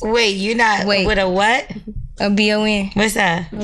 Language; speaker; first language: English; native; English